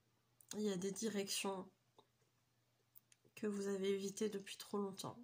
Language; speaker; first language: French; native; French